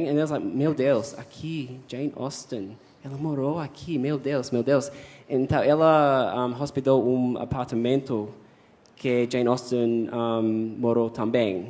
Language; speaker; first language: Portuguese; non-native, fluent; English